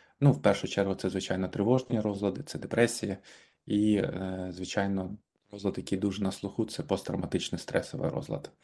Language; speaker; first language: Ukrainian; native; Ukrainian